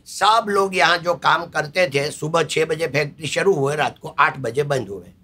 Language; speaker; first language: Hindi; non-native, local second language; Gujarati